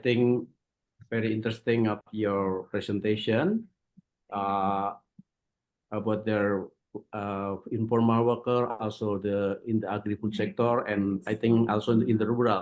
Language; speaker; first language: English; non-native, learner; Indonesian